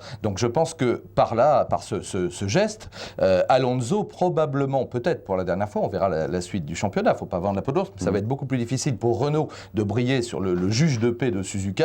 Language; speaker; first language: French; native; French